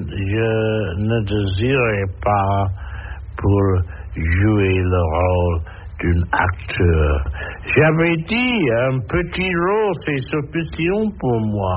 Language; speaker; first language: French; non-native, learner; English